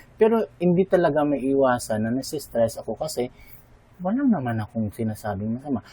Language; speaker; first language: Filipino; non-native, local second language; Hiligaynon